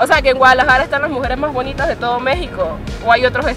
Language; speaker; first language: Spanish; native; Spanish